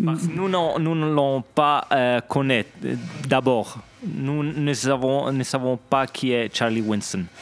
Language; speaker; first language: French; non-native, local second language; Italian